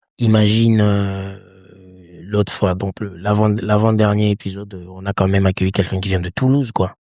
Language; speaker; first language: French; non-native, local second language; Lingala